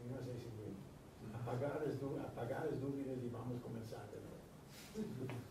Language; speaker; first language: Portuguese; non-native, fluent; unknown